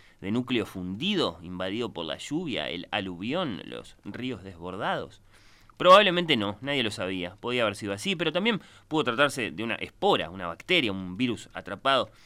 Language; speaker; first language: Spanish; native; Spanish